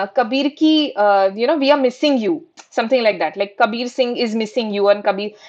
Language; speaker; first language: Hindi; non-native, local second language; Marathi